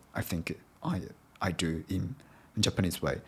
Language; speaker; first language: English; non-native, learner; Japanese